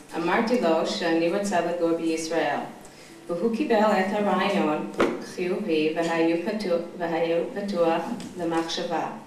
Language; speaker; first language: Hebrew; non-native, fluent; English